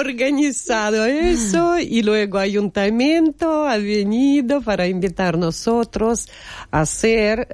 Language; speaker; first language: Spanish; non-native, fluent; Russian